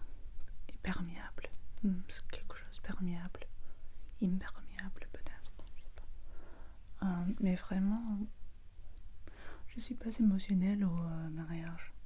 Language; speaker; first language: French; non-native, learner; English